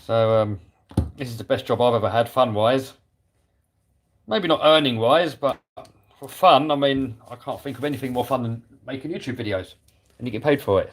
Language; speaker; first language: English; native; English